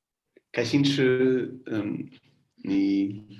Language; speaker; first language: Chinese; non-native, learner; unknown